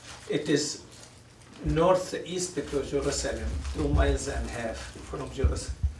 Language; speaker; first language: English; non-native, fluent; Arabic